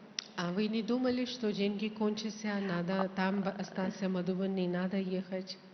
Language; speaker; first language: Russian; non-native, learner; Hindi